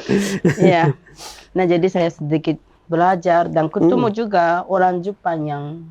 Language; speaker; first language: Indonesian; non-native, learner; Japanese